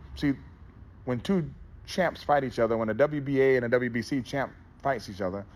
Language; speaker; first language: English; native; English